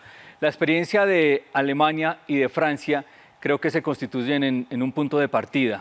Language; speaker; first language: Spanish; native; Spanish